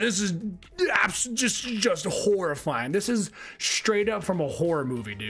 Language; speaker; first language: English; native; English